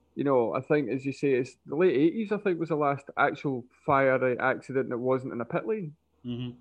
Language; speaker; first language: English; native; English